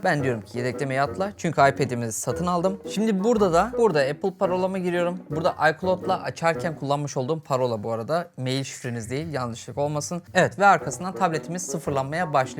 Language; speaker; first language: Turkish; native; Turkish